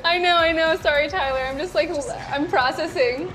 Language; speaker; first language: English; native; English